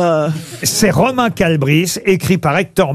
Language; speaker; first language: French; native; French